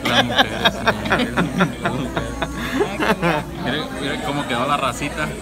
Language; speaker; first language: Spanish; native; Spanish